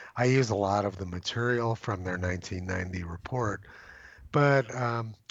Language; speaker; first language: English; native; English